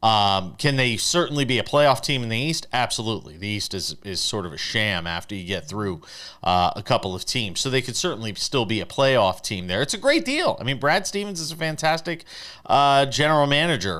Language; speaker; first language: English; native; English